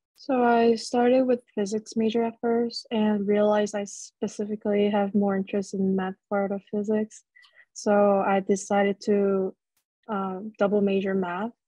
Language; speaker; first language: English; non-native, fluent; Korean